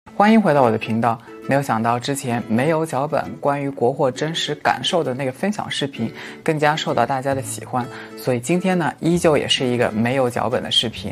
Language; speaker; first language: Chinese; native; Chinese